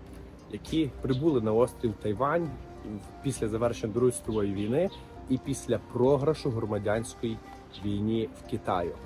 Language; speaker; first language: Ukrainian; native; Ukrainian